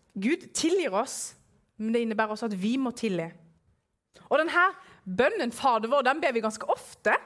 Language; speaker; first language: Norwegian; early bilingual, other home language; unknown